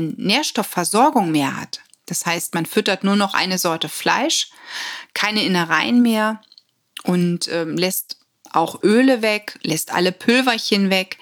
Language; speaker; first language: German; native; German